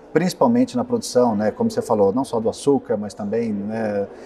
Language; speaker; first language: Portuguese; native; Portuguese